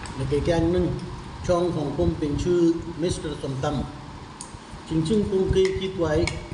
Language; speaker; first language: Thai; non-native, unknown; Urdu